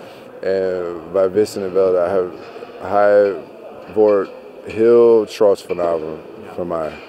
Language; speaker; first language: Dutch; non-native, fluent; English